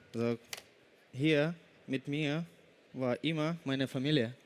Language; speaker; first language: German; non-native, learner; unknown